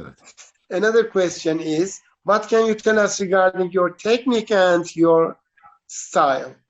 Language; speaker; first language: English; non-native, fluent; Turkish